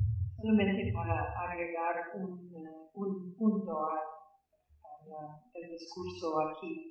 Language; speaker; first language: Spanish; non-native, fluent; English